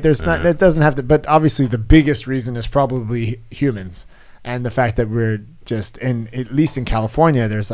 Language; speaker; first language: English; native; English